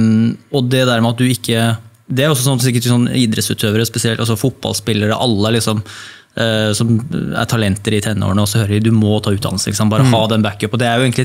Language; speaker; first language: Norwegian; native; Norwegian